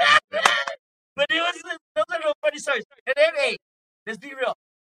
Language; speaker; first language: English; early bilingual, other home language; Spanish